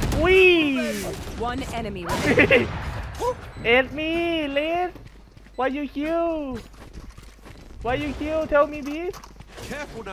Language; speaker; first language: English; non-native, learner; Thai